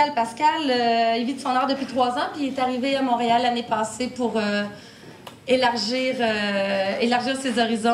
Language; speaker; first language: French; native; French